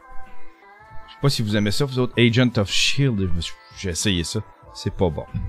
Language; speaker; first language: French; native; French